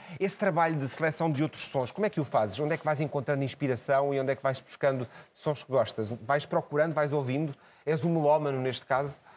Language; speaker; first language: Portuguese; native; Portuguese